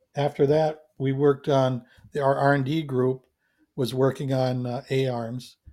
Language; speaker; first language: English; native; English